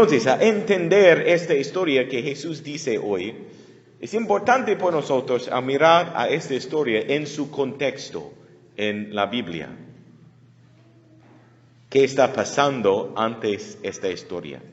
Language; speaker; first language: Spanish; non-native, learner; English